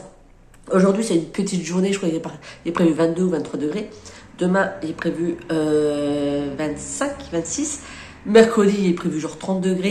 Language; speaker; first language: French; native; French